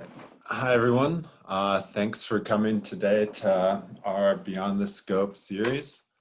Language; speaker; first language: English; native; English